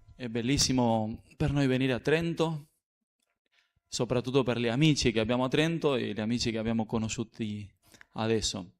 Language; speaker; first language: Italian; non-native, fluent; Spanish